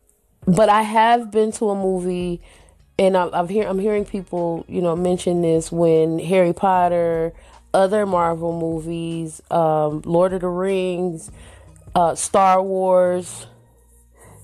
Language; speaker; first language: English; native; English